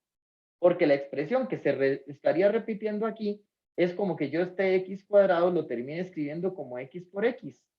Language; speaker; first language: Spanish; native; Spanish